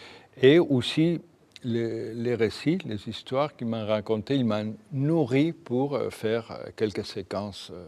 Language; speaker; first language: French; non-native, fluent; Spanish